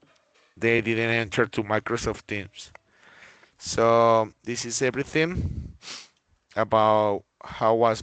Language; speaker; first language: English; non-native, fluent; Spanish